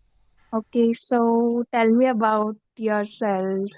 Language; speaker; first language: English; non-native, learner; Hindi